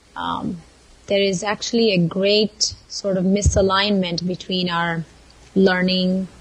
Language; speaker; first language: English; non-native, local second language; Kannada